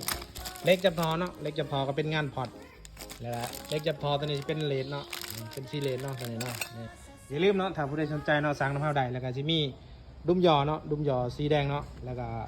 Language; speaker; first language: Thai; non-native, local second language; Lao